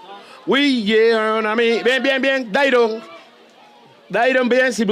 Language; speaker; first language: French; non-native, learner; Spanish